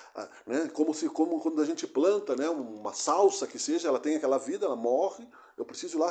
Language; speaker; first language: Portuguese; native; Portuguese